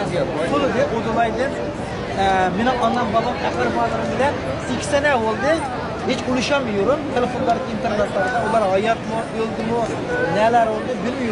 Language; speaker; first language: Turkish; non-native, learner; Uyghur